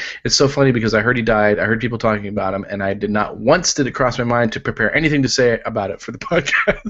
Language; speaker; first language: English; native; English